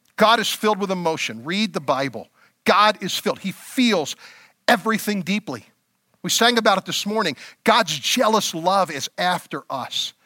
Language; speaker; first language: English; native; English